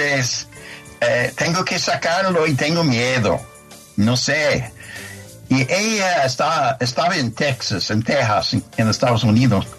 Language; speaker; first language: Spanish; non-native, fluent; English